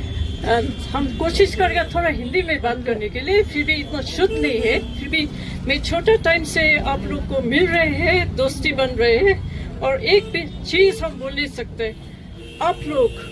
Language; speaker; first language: Hindi; non-native, learner; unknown